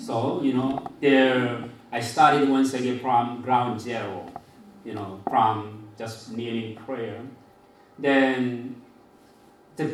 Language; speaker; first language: English; non-native, fluent; Korean